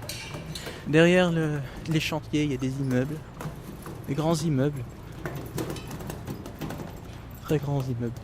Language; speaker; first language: French; native; French